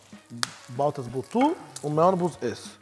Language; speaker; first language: Latvian; non-native, learner; Portuguese